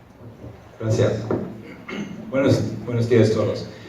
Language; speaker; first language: Spanish; non-native, fluent; English